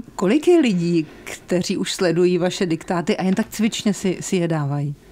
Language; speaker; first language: Czech; native; Czech